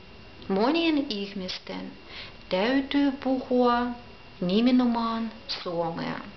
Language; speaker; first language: Finnish; non-native, fluent; Russian